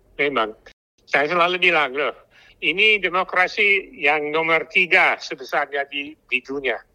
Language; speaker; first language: Indonesian; non-native, fluent; English